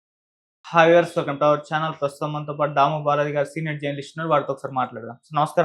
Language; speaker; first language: Telugu; native; Telugu